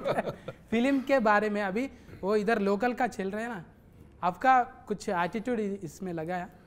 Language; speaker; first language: Hindi; non-native, local second language; Telugu